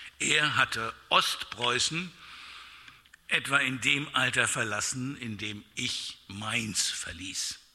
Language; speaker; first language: German; native; German